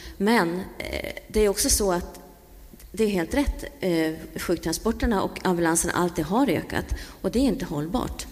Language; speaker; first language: Swedish; native; Swedish